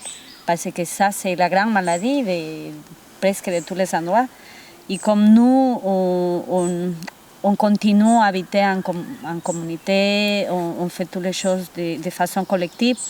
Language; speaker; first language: French; non-native, fluent; Spanish